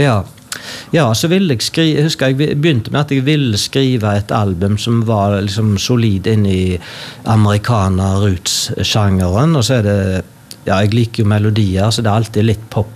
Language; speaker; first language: Norwegian; native; Norwegian